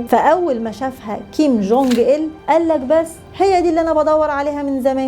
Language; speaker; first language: Arabic; native; Arabic